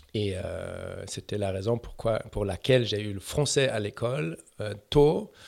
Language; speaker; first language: French; non-native, fluent; German